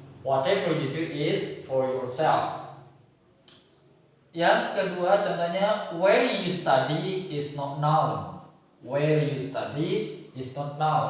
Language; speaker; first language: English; non-native, fluent; Indonesian